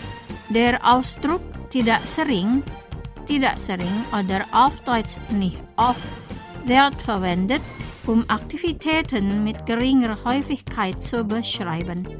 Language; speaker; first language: German; non-native, fluent; Indonesian